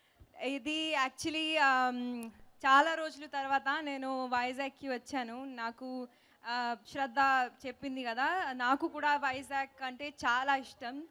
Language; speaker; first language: Telugu; non-native, local second language; Hindi